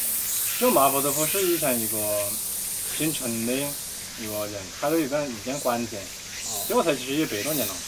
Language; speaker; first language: Chinese; native; Chinese